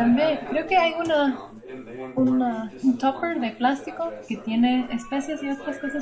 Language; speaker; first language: Spanish; non-native, fluent; English